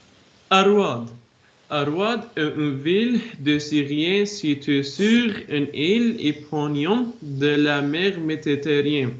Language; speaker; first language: French; non-native, learner; Arabic